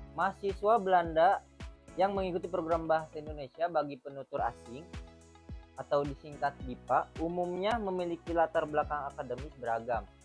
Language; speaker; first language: Indonesian; native; Indonesian